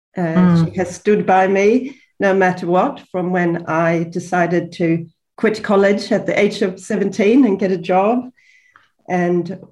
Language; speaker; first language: English; non-native, fluent; Swedish